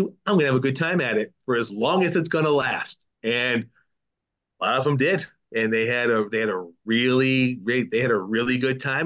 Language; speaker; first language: English; native; English